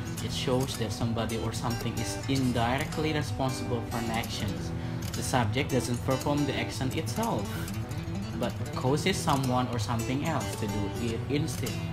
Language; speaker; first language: English; non-native, fluent; Indonesian